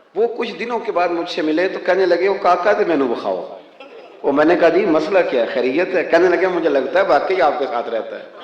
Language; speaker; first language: Urdu; non-native, local second language; Punjabi